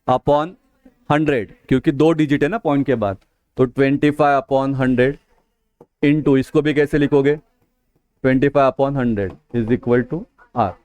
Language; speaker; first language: Hindi; non-native, local second language; Marathi